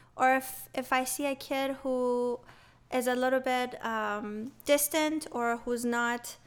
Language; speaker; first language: English; early bilingual, other home language; Persian